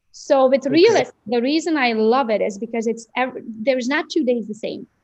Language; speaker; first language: English; non-native, fluent; Romanian